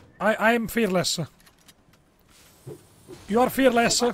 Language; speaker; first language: English; non-native, learner; Italian